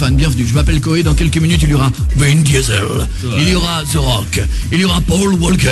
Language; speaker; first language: French; native; French